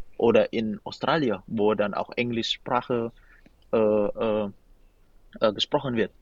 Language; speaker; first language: German; non-native, fluent; Indonesian